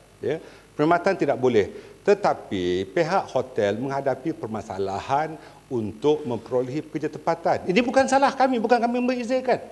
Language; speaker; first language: Malay; native; Malay